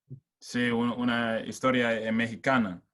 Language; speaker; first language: Spanish; non-native, learner; English